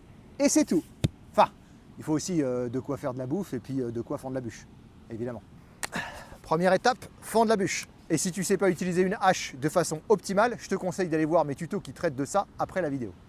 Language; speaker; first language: French; native; French